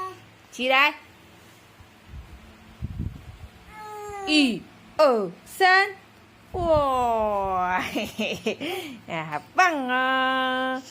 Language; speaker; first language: Chinese; non-native, fluent; Indonesian